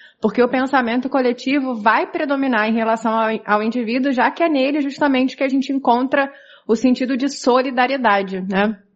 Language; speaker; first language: Portuguese; native; Portuguese